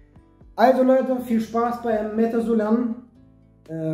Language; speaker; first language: German; native; German